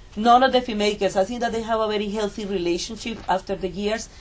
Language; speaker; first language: English; non-native, fluent; Spanish